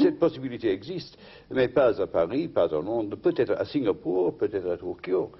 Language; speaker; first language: French; non-native, fluent; English